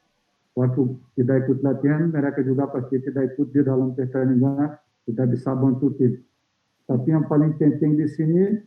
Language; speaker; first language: Indonesian; non-native, fluent; Portuguese